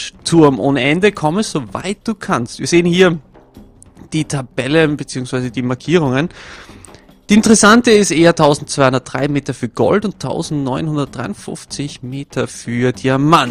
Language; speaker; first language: German; native; German